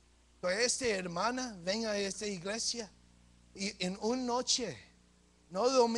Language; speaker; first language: Spanish; early bilingual, heritage; English